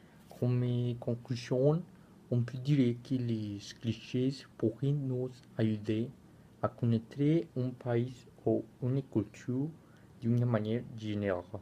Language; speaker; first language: French; non-native, learner; Spanish